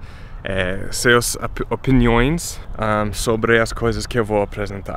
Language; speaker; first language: Portuguese; non-native, fluent; English